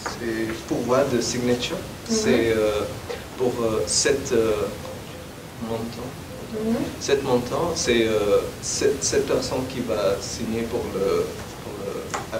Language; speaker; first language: French; non-native, learner; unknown